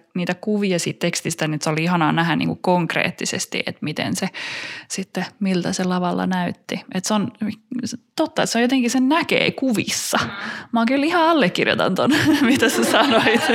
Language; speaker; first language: Finnish; early bilingual, heritage; Finnish